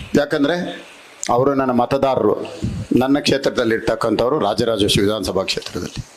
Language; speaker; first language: Kannada; native; Kannada